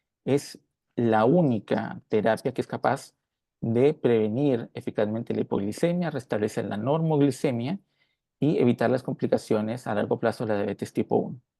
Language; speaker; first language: Spanish; native; Spanish